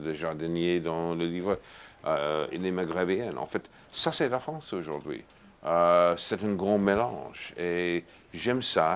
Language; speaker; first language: French; non-native, fluent; English